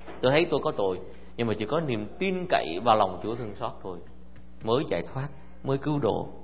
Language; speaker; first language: Vietnamese; early bilingual, heritage; Vietnamese